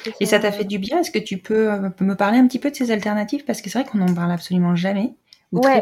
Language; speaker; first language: French; native; French